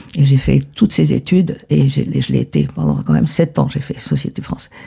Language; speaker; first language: French; non-native, fluent; Spanish